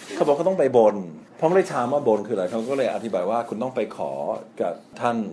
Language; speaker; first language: Thai; non-native, fluent; English